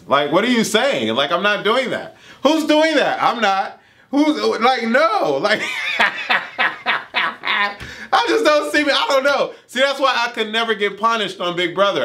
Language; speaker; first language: English; native; English